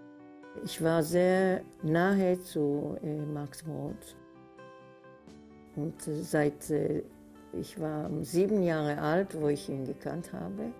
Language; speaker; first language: German; early bilingual, heritage; German